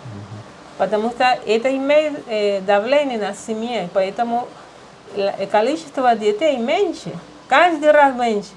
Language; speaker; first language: Russian; non-native, learner; Spanish